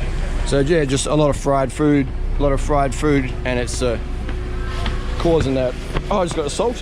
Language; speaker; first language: English; native; English